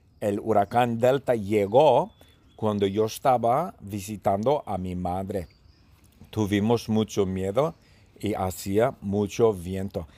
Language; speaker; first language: Spanish; early bilingual, heritage; Spanish